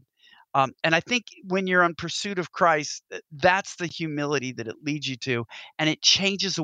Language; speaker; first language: English; native; English